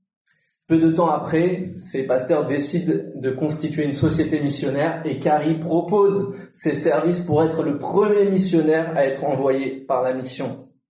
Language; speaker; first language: French; native; French